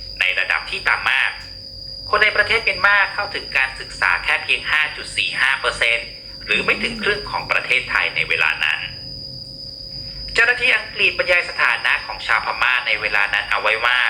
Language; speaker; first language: Thai; native; Thai